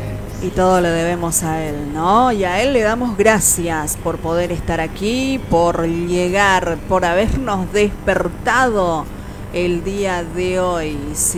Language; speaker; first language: Spanish; native; Spanish